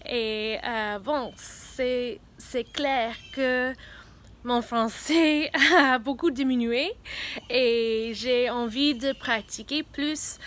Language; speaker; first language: French; non-native, fluent; English